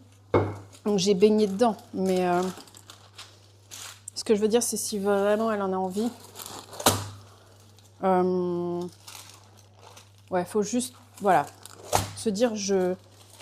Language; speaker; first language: French; native; French